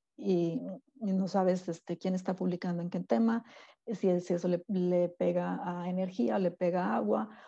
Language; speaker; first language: Spanish; native; Spanish